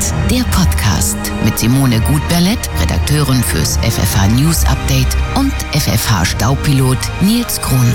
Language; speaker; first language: German; native; German